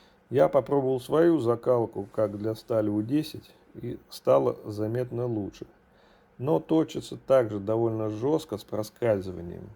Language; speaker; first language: Russian; native; Russian